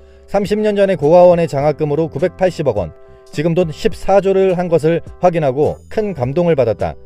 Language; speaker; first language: Korean; native; Korean